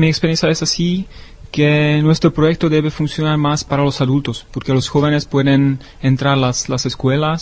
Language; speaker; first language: Spanish; non-native, learner; Czech